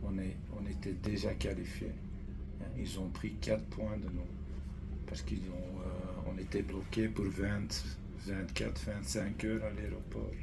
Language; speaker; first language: French; non-native, fluent; Dutch